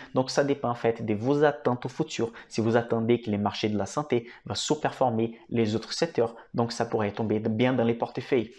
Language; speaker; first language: French; non-native, fluent; Portuguese